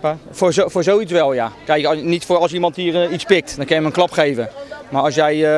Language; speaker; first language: Dutch; native; Dutch